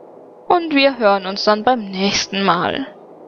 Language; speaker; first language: German; native; German